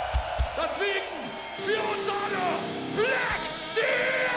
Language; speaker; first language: German; native; German